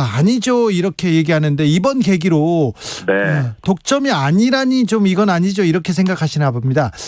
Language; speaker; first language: Korean; native; Korean